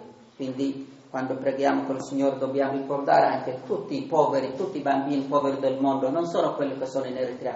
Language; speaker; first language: Italian; non-native, learner; Tigrinya